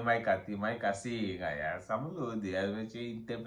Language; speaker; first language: Bulgarian; non-native, learner; Portuguese